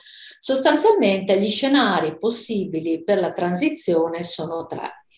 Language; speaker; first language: Italian; native; Italian